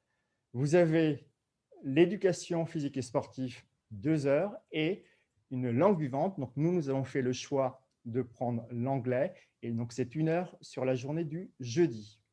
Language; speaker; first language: French; native; French